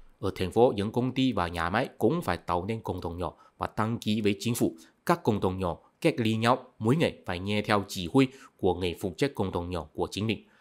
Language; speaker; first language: Vietnamese; non-native, fluent; Chinese